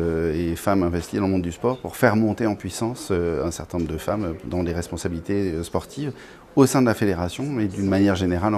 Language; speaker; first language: French; native; French